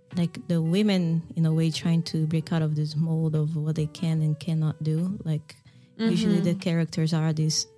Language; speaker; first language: English; non-native, fluent; Portuguese